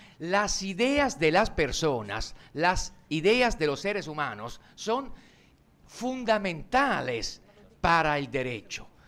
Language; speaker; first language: Spanish; non-native, fluent; Italian